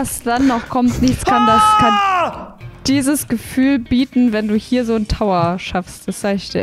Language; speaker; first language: German; native; German